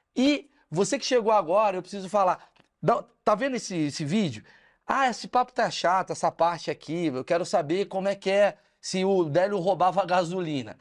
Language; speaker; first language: Portuguese; native; Portuguese